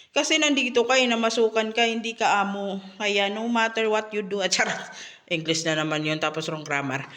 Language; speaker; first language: Filipino; native; Filipino